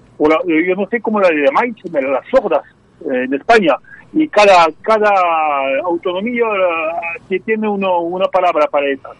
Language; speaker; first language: Spanish; non-native, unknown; French